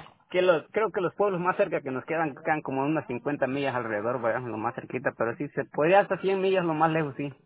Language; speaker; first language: Spanish; native; Spanish